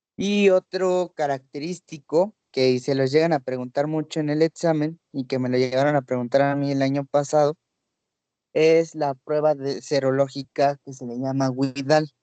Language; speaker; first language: Spanish; native; Spanish